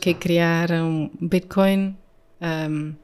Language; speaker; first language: Portuguese; non-native, learner; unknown